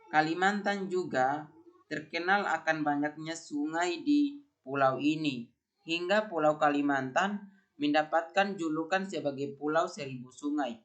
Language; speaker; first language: Indonesian; native; Indonesian